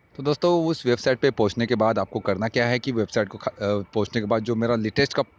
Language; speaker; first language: Hindi; non-native, local second language; Marathi